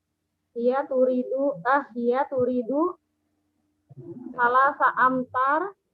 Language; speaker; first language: Arabic; non-native, learner; Indonesian